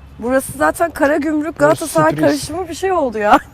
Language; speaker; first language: Turkish; native; Turkish